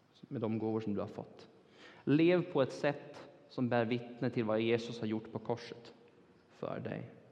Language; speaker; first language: Swedish; non-native, fluent; Turkish